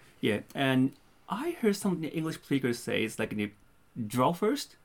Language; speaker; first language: English; non-native, fluent; Japanese